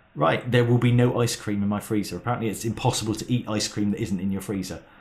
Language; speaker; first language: English; native; English